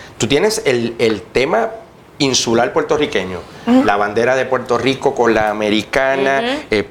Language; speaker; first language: Spanish; native; Spanish